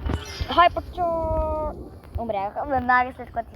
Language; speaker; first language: Bulgarian; early bilingual, heritage; Bulgarian